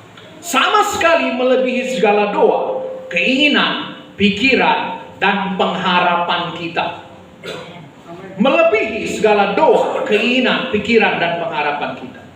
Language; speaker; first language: Indonesian; native; Indonesian